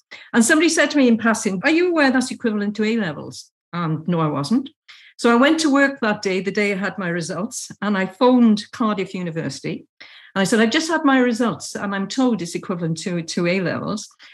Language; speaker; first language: English; native; English